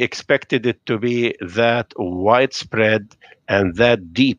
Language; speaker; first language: English; non-native, fluent; Arabic